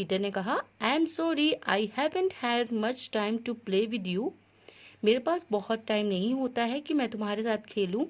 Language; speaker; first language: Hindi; native; Hindi